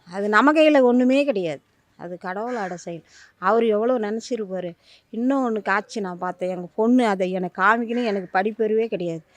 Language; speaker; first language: Tamil; native; Tamil